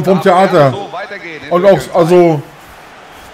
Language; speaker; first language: German; native; German